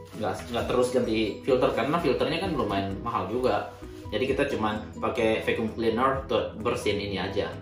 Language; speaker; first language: Indonesian; native; Indonesian